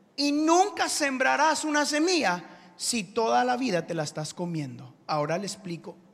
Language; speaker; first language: Spanish; early bilingual, heritage; Spanish